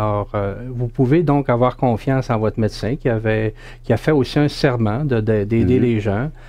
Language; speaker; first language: French; native; French